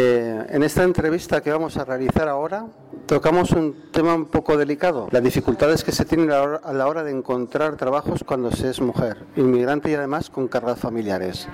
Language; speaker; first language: Spanish; native; Spanish